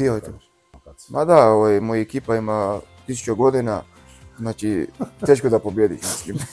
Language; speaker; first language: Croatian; non-native, learner; Arabic